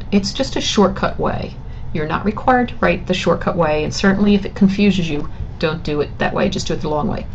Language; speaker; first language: English; native; English